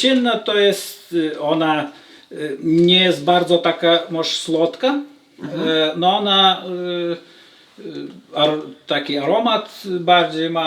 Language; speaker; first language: Polish; non-native, learner; Lithuanian